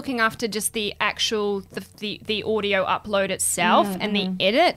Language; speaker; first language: English; native; English